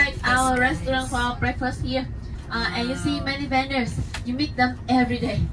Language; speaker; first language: English; non-native, learner; Vietnamese